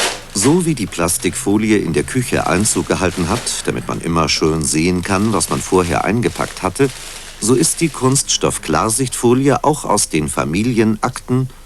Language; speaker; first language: German; native; German